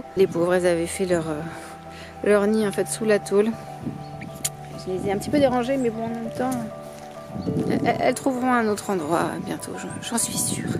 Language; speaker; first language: French; native; French